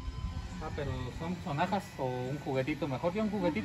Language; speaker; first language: Spanish; native; Spanish